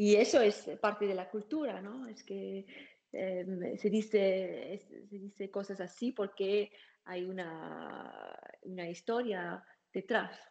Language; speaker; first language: Spanish; non-native, learner; German